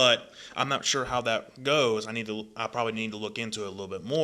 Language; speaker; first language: English; native; English